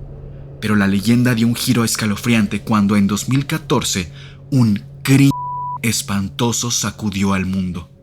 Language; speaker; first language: Spanish; native; Spanish